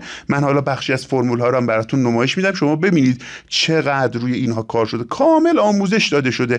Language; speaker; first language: Persian; native; Persian